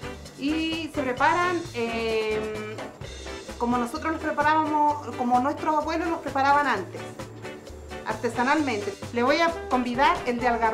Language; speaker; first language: Spanish; native; Spanish